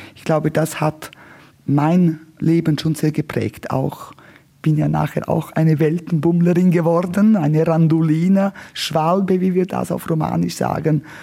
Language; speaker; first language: German; non-native, local second language; Romansh